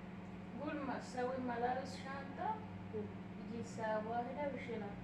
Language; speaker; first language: Arabic; non-native, learner; Oromo